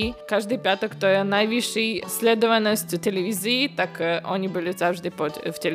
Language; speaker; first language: Slovak; non-native, learner; Ukrainian